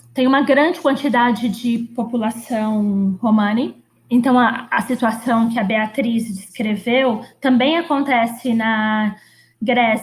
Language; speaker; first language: Portuguese; non-native, fluent; Greek